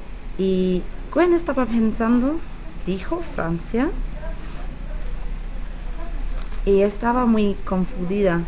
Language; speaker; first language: Spanish; non-native, learner; English